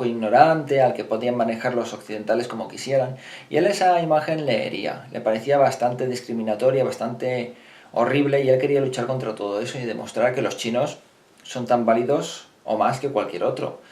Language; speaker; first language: Spanish; native; Spanish